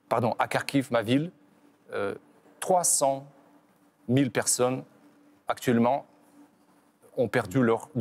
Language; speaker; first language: French; non-native, fluent; Ukrainian